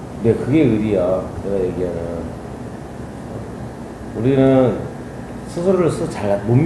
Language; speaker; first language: Korean; native; Korean